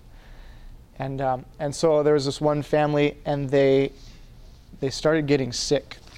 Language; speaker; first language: English; native; English